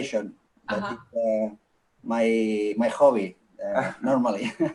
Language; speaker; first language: English; non-native, local second language; Catalan